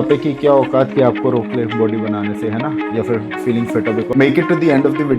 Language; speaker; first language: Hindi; non-native, local second language; Bangla